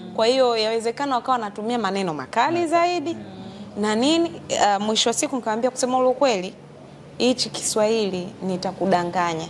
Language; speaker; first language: Swahili; native; Swahili